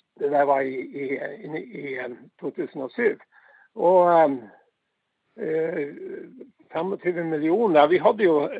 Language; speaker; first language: Norwegian; native; Norwegian